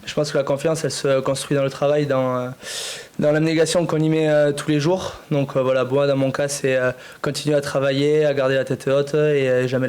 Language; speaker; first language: French; native; French